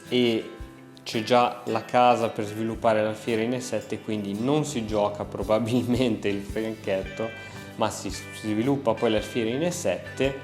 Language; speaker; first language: Italian; native; Italian